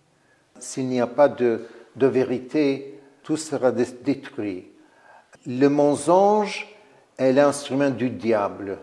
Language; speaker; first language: French; non-native, fluent; Ukrainian